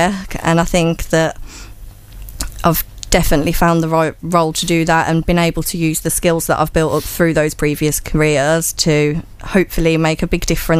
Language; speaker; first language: English; native; English